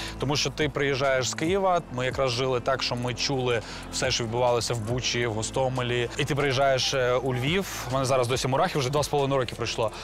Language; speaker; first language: Ukrainian; non-native, local second language; Russian